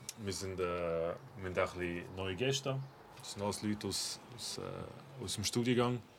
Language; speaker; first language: German; early bilingual, other home language; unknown